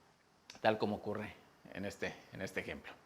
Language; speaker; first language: Spanish; native; Spanish